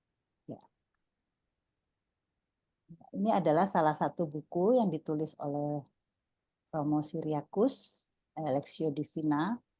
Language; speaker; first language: Indonesian; native; Indonesian